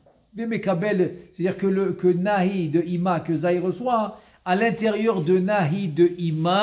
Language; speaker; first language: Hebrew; non-native, fluent; French